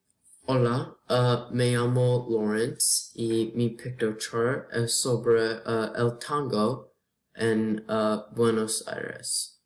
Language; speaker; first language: Spanish; non-native, learner; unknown